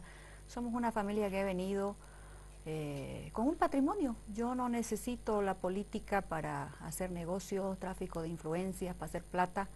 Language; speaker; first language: Spanish; native; Spanish